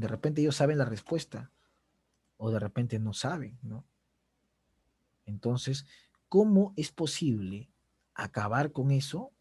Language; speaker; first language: Spanish; native; Spanish